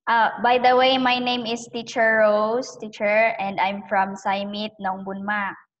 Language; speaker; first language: English; non-native, learner; Thai